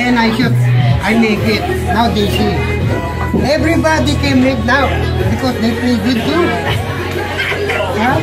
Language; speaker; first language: English; non-native, learner; Filipino